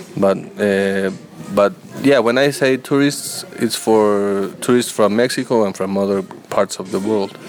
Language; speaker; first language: English; non-native, learner; Spanish